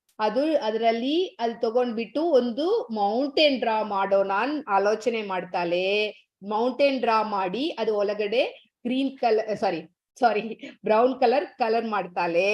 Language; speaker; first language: Kannada; non-native, learner; Tamil